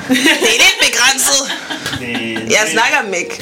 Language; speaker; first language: Danish; non-native, fluent; French